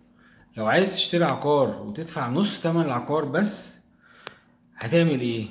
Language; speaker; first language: Arabic; native; Arabic